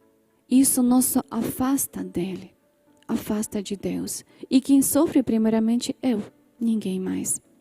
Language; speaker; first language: Portuguese; non-native, fluent; Polish